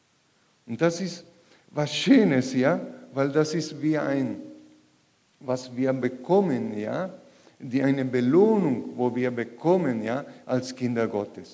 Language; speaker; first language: German; non-native, learner; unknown